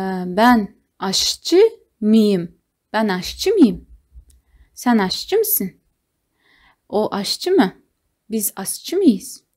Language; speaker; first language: Turkish; non-native, fluent; Kazakh